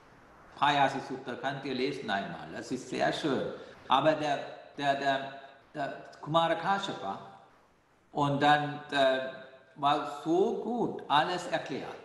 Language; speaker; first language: German; non-native, fluent; Sinhala